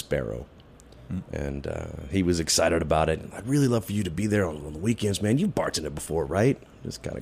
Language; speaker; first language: English; native; English